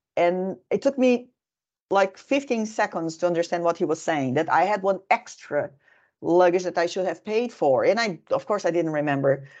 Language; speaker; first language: English; non-native, fluent; Portuguese